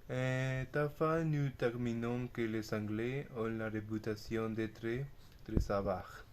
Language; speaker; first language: French; non-native, learner; Spanish